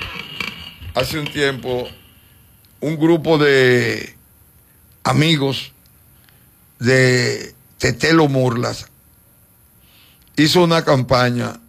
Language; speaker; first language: Spanish; native; Spanish